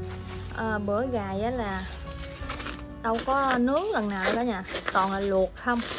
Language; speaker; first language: Vietnamese; native; Vietnamese